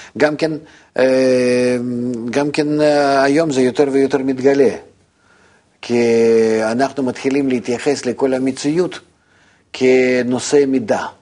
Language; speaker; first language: Hebrew; non-native, fluent; Russian